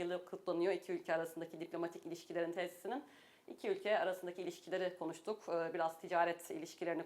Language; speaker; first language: Turkish; native; Turkish